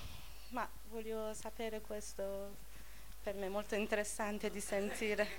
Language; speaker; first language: Italian; non-native, learner; Persian